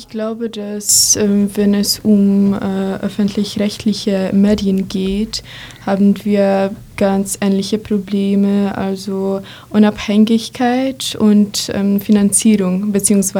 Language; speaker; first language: German; non-native, fluent; Polish